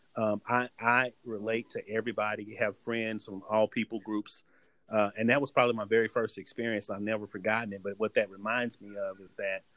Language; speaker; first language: English; native; English